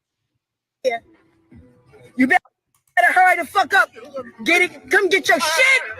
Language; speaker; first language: English; native; English